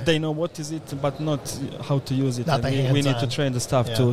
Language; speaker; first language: English; non-native, fluent; Bosnian